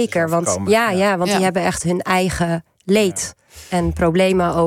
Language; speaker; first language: Dutch; native; Dutch